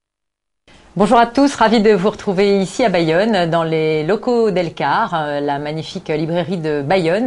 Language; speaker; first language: French; native; French